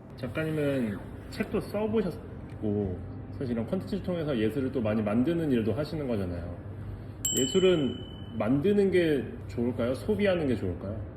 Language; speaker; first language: Korean; native; Korean